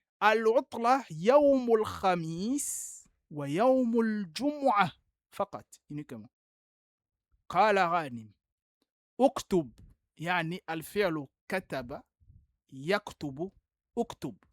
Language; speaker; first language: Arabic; non-native, fluent; French